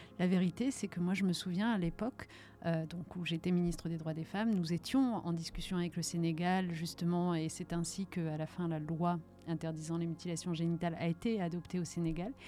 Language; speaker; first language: French; early bilingual, other home language; Riffian